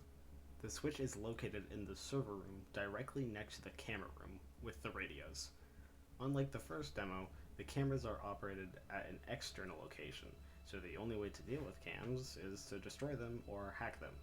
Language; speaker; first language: English; native; English